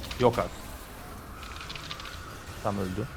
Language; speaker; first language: Turkish; native; Turkish